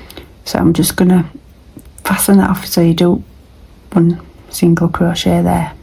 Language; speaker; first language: English; native; English